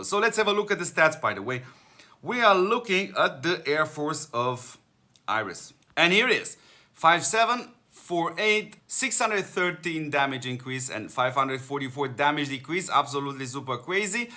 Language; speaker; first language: English; non-native, fluent; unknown